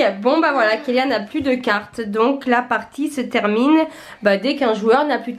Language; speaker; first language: French; native; French